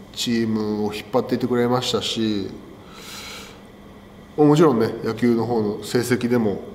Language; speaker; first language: Japanese; native; Japanese